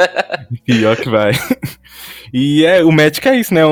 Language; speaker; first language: Portuguese; native; Portuguese